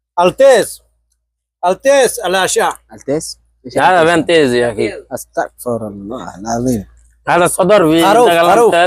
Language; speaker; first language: Arabic; non-native, learner; Bangla